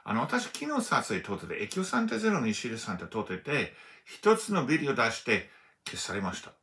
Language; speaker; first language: Japanese; non-native, learner; English